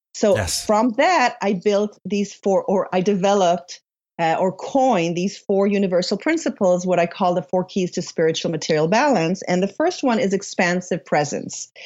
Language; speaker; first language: English; non-native, fluent; Hebrew